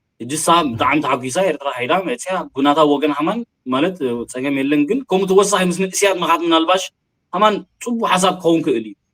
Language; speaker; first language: Tigrinya; early bilingual, heritage; Tigrinya